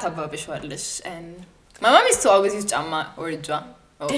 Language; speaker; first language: English; non-native, fluent; Italian